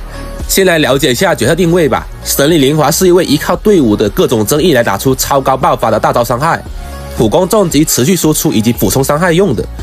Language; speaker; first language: Chinese; native; Chinese